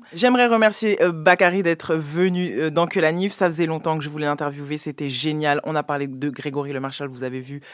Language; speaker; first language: French; native; French